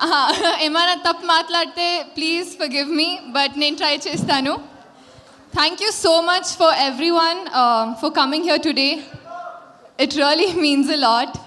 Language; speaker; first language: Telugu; non-native, learner; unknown